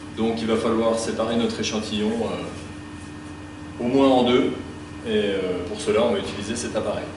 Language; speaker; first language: French; native; French